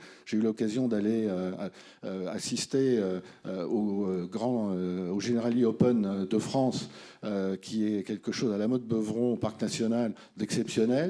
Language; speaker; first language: French; native; French